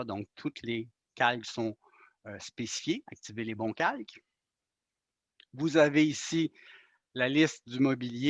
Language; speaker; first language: French; native; French